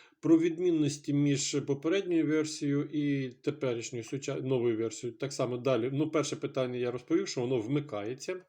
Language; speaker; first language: Ukrainian; non-native, local second language; Russian